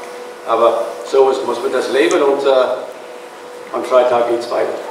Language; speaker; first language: German; non-native, fluent; English